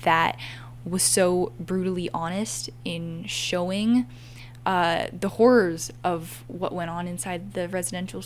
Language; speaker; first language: English; native; English